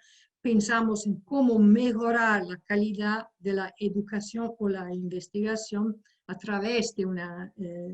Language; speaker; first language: Spanish; non-native, fluent; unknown